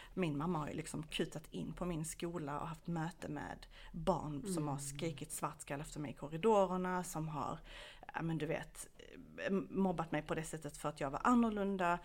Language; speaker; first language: Swedish; early bilingual, other home language; Bosnian